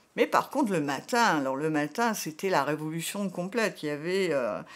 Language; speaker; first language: French; native; French